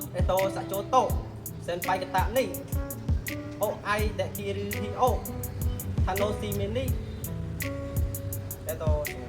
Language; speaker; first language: Japanese; non-native, learner; Khmer